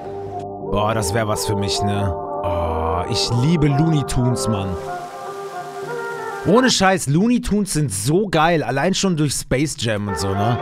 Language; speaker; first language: German; native; German